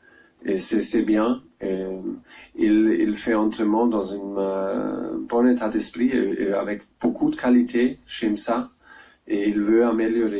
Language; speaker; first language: French; non-native, learner; German